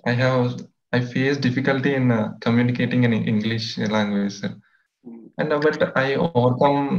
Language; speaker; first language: English; non-native, local second language; Telugu